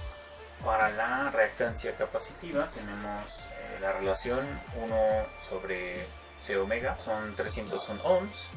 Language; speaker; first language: Spanish; native; Spanish